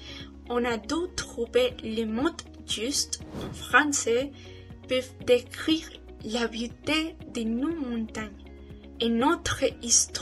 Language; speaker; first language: French; non-native, learner; Spanish